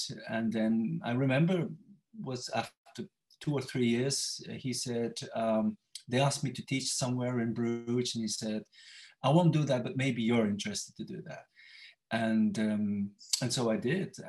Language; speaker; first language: English; non-native, fluent; Dutch